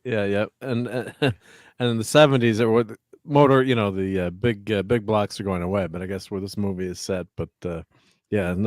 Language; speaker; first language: English; native; English